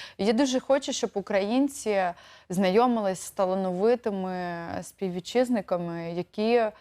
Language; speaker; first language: Ukrainian; native; Ukrainian